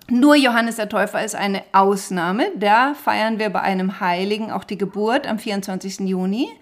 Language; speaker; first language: German; native; German